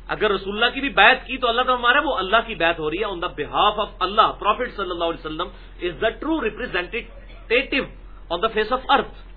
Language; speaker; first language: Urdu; non-native, local second language; Punjabi